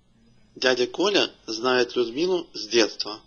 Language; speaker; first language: Russian; native; Russian